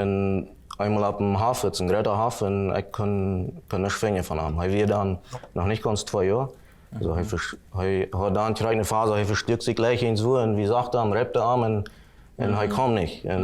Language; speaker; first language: German; non-native, local second language; Plautdietsch